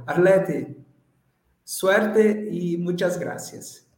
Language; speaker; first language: Spanish; non-native, learner; Portuguese